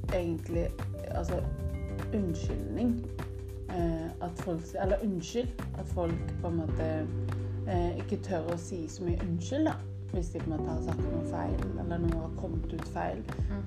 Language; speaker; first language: Norwegian; non-native, fluent; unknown